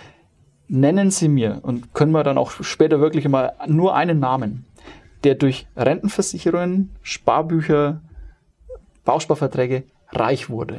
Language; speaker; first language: German; native; German